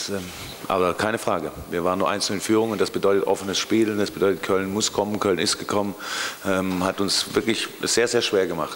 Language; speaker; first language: German; native; German